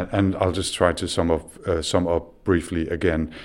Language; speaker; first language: English; non-native, fluent; Danish